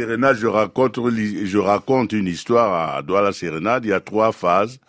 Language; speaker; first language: French; non-native, local second language; Duala